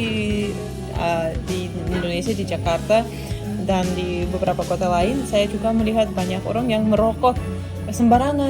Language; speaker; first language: Indonesian; non-native, fluent; Russian